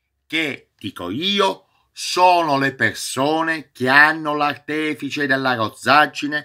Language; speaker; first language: Italian; native; Italian